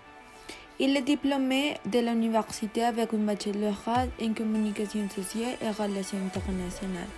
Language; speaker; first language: French; non-native, learner; Spanish